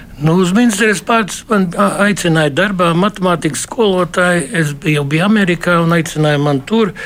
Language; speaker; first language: Latvian; early bilingual, heritage; Latvian